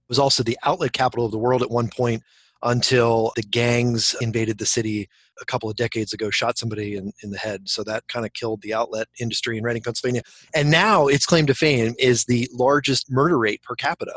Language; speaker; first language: English; native; English